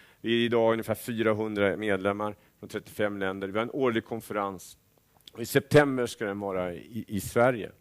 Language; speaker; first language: Swedish; native; Swedish